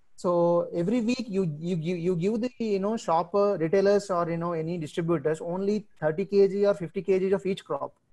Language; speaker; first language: English; non-native, local second language; Telugu